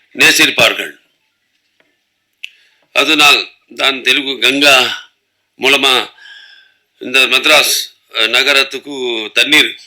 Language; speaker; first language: Tamil; non-native, local second language; Telugu